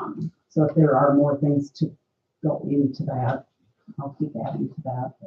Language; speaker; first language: English; native; English